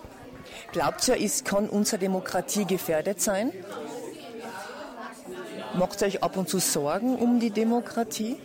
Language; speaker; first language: German; native; German